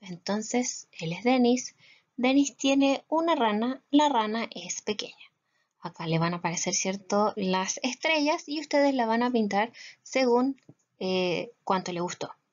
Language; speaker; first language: Spanish; native; Spanish